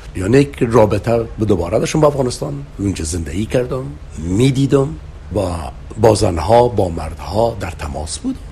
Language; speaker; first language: Persian; native; Persian